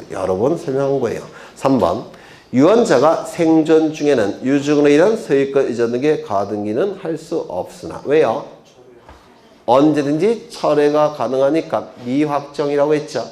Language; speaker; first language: Korean; native; Korean